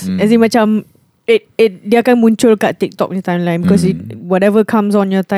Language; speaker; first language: English; non-native, local second language; Malay